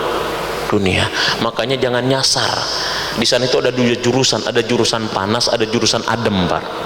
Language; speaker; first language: Indonesian; native; Indonesian